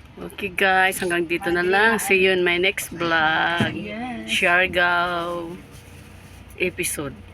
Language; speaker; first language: Filipino; non-native, local second language; Cebuano